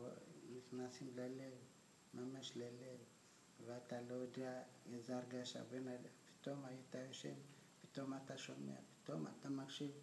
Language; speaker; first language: Hebrew; non-native, fluent; Amharic